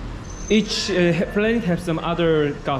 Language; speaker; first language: English; non-native, learner; Korean